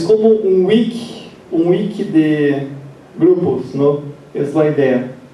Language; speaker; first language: Spanish; non-native, learner; Portuguese